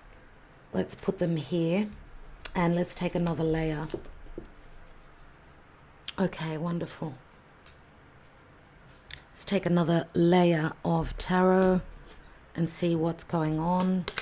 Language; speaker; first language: English; native; English